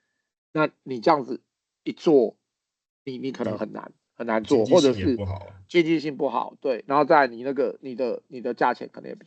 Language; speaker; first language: Chinese; native; Chinese